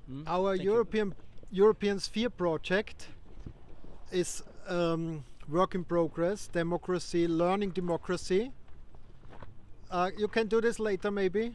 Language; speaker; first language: English; non-native, fluent; German